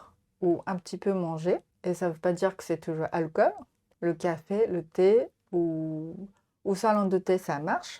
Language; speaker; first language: French; non-native, fluent; Japanese